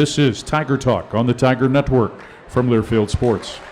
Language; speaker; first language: English; native; English